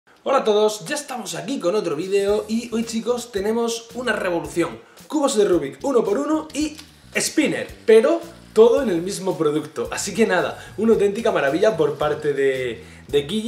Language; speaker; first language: Spanish; native; Spanish